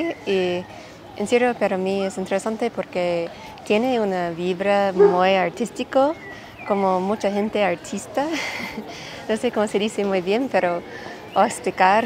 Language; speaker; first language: Spanish; non-native, learner; English